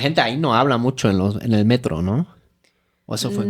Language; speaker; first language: Spanish; non-native, fluent; German